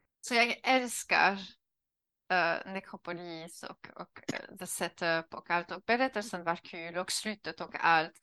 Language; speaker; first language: Swedish; non-native, learner; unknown